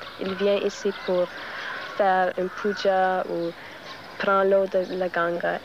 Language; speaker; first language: French; non-native, learner; English